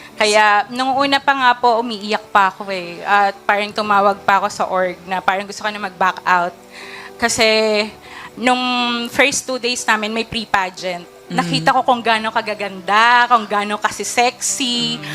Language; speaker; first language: Filipino; native; Filipino